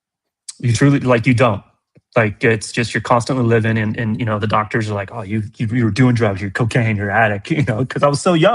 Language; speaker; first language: English; native; English